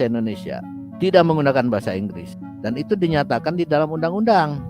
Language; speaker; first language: Indonesian; native; Indonesian